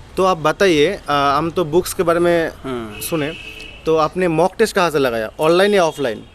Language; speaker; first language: Hindi; non-native, local second language; Bangla